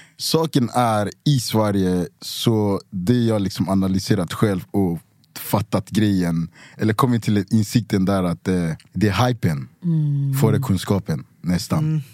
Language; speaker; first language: Swedish; early bilingual, other home language; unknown